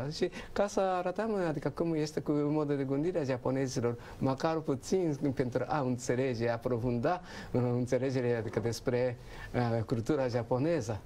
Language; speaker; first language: Romanian; non-native, learner; Japanese